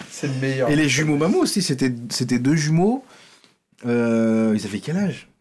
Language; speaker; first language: French; native; French